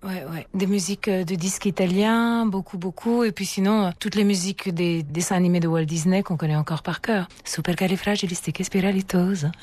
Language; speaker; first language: French; early bilingual, other home language; Italian